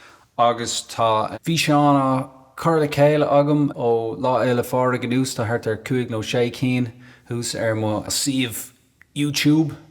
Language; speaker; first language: Irish; non-native, local second language; English